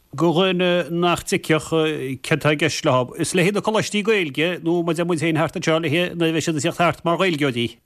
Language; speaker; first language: Irish; native; Irish